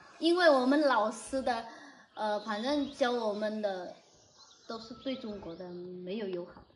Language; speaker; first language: Chinese; non-native, fluent; Vietnamese